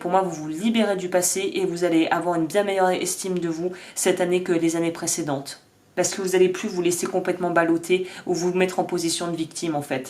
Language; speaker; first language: French; native; French